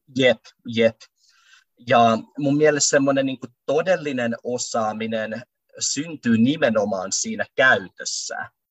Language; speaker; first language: Finnish; early bilingual, other home language; Russian